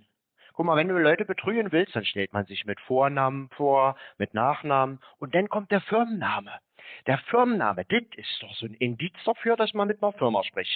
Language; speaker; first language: German; native; German